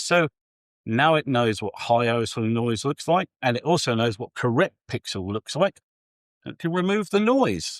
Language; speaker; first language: English; native; English